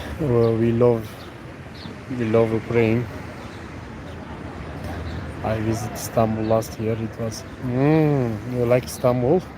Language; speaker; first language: English; non-native, learner; Turkish